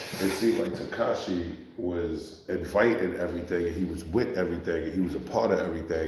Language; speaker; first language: English; native; English